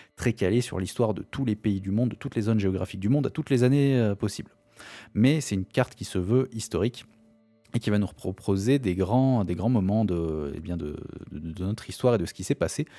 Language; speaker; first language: French; native; French